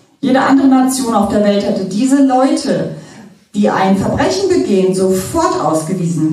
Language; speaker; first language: German; native; German